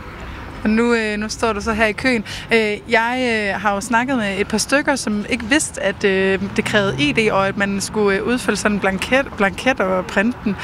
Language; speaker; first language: Danish; native; Danish